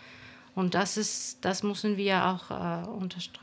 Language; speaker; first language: German; non-native, fluent; Spanish